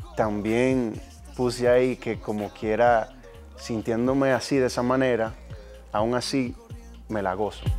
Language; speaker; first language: Spanish; early bilingual, heritage; Spanish